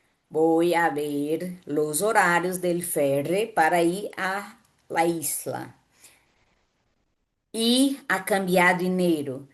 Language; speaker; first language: Spanish; non-native, fluent; Portuguese